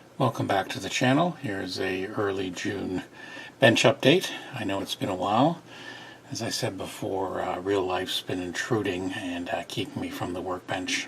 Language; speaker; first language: English; native; English